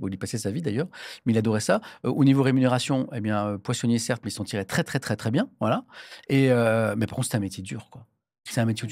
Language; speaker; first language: French; native; French